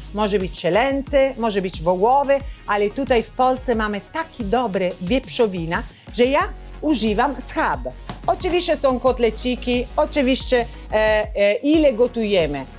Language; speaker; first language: Polish; non-native, learner; Italian